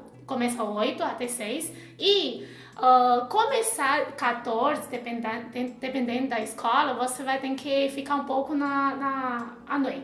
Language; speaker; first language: Portuguese; non-native, fluent; Chinese